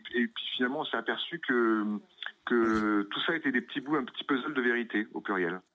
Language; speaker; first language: French; native; French